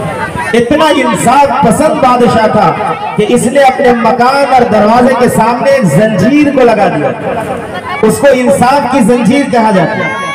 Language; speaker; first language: Urdu; native; Urdu